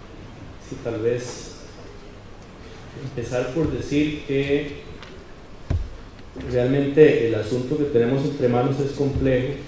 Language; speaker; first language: Spanish; native; Spanish